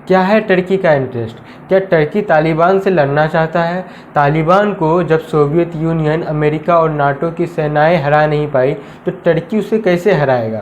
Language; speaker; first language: Hindi; native; Hindi